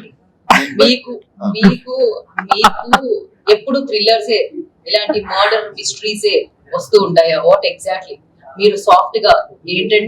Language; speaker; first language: Telugu; native; Telugu